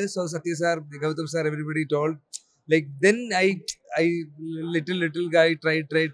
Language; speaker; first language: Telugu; non-native, learner; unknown